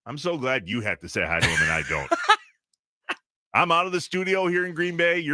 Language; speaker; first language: English; native; English